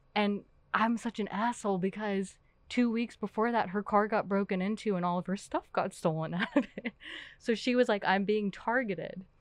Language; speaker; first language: English; native; English